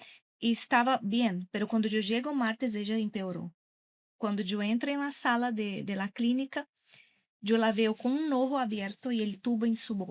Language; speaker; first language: Spanish; non-native, fluent; Portuguese